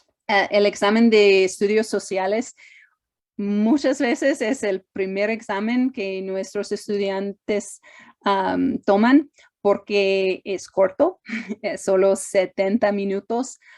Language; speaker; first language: Spanish; non-native, fluent; English